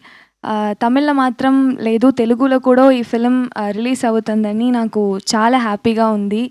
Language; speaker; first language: Telugu; early bilingual, heritage; Tamil